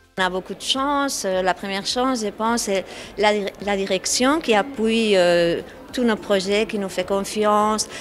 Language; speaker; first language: French; non-native, fluent; Spanish